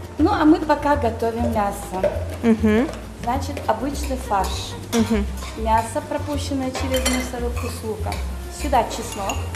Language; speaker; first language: Russian; native; Russian